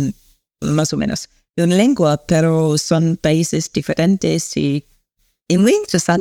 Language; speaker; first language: Spanish; non-native, learner; English